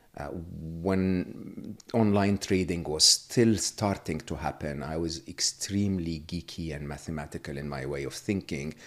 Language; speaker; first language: English; non-native, fluent; Arabic